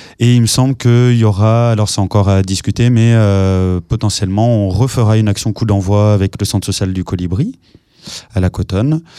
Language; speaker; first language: French; native; French